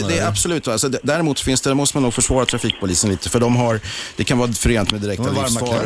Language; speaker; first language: Swedish; native; Swedish